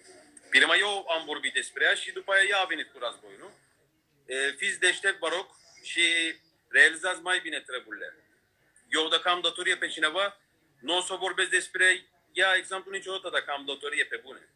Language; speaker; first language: Romanian; non-native, fluent; Turkish